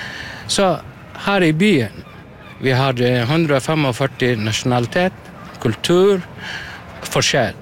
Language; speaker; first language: Norwegian; non-native, learner; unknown